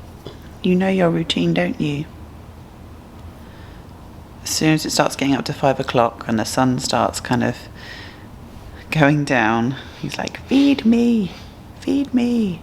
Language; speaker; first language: English; native; English